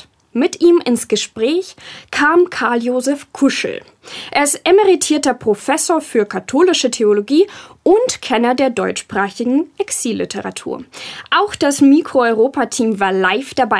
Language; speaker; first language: German; native; German